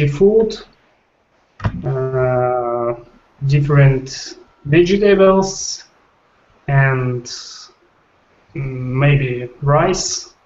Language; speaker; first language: English; non-native, learner; Russian